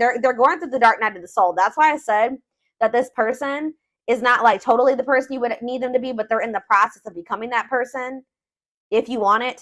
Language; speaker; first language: English; native; English